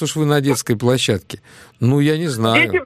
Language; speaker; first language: Russian; native; Russian